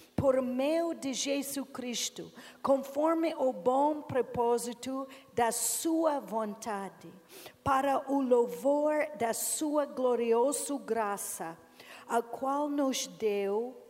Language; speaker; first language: Portuguese; non-native, learner; English